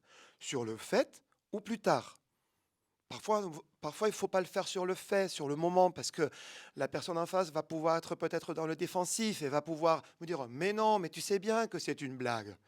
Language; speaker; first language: French; native; French